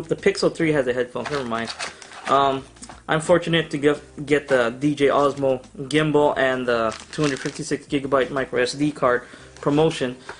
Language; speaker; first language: English; native; English